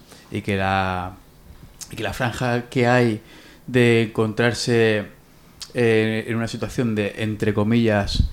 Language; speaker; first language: Spanish; native; Spanish